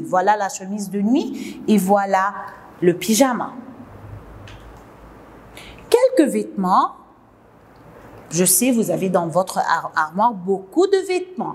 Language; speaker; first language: French; non-native, local second language; Arabic